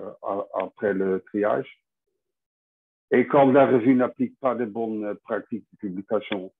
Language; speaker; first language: French; non-native, fluent; Dutch